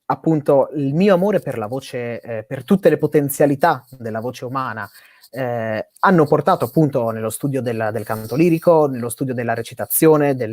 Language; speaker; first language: Italian; native; Italian